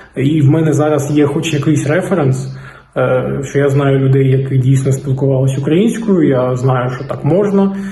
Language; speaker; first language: Ukrainian; non-native, local second language; Russian